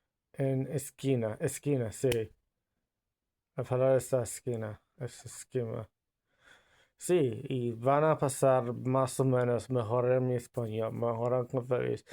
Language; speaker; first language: Spanish; non-native, learner; English